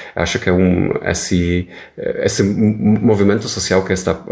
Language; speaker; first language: Portuguese; non-native, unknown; Polish